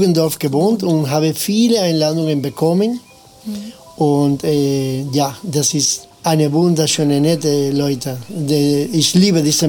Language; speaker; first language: German; non-native, fluent; Spanish